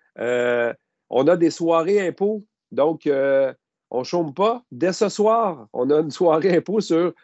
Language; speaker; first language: French; native; French